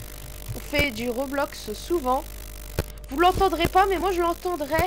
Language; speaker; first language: French; native; French